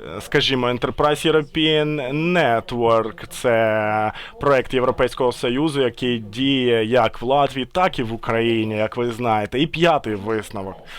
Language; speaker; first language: Ukrainian; non-native, fluent; Latvian